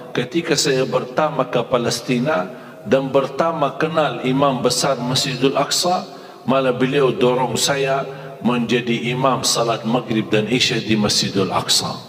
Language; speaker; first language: Malay; non-native, fluent; Arabic